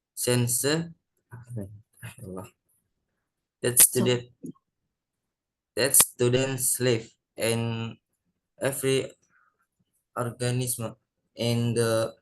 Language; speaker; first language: English; non-native, learner; Indonesian